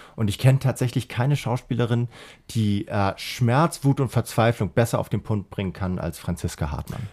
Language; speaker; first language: German; native; German